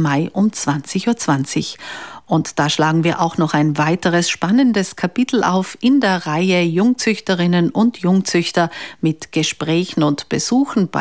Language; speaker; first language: German; native; German